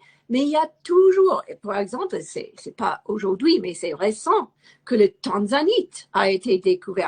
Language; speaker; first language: French; non-native, fluent; English